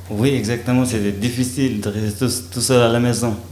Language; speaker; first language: French; non-native, learner; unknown